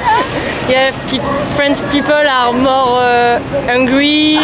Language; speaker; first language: English; non-native, fluent; French